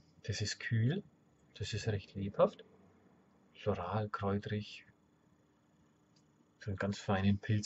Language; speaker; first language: German; native; German